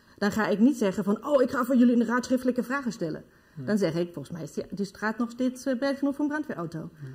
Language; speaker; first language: Dutch; non-native, fluent; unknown